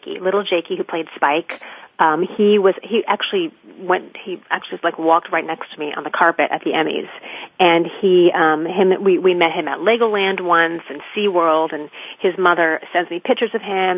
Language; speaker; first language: English; native; English